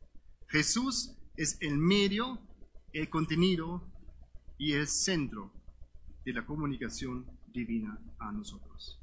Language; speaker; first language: Spanish; non-native, fluent; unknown